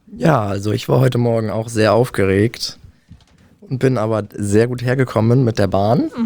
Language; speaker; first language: German; native; German